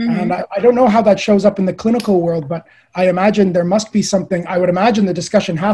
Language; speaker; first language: English; native; English